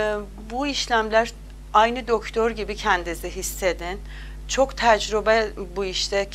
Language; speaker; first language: Turkish; non-native, learner; Azerbaijani